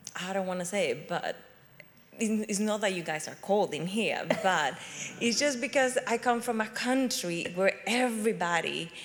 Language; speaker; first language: English; non-native, fluent; Spanish